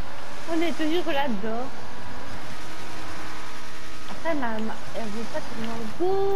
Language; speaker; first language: French; non-native, local second language; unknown